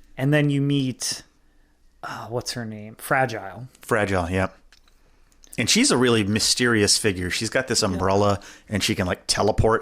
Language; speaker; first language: English; native; English